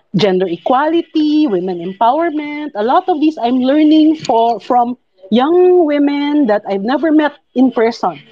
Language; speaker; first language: Filipino; non-native, local second language; Cebuano